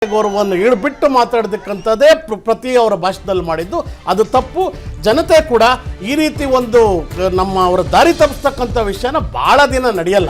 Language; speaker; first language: Kannada; native; Kannada